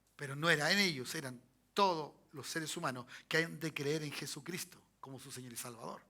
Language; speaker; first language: Spanish; native; Spanish